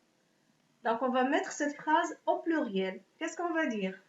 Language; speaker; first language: French; non-native, local second language; Arabic